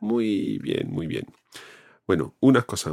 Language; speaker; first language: Spanish; non-native, fluent; English